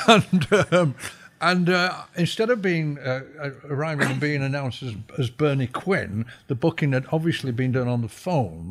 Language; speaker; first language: English; native; English